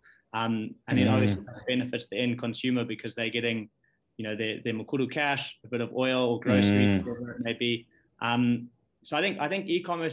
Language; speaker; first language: English; native; English